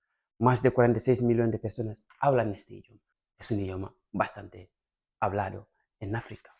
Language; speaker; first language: Spanish; non-native, fluent; Fula